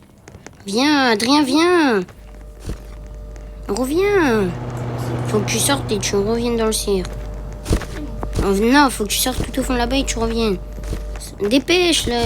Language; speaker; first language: French; native; French